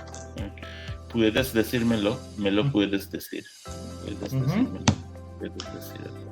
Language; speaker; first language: Spanish; non-native, learner; English